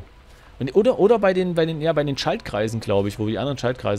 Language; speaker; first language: German; native; German